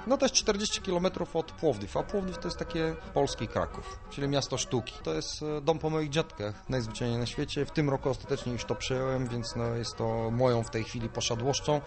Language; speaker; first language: Polish; non-native, fluent; Bulgarian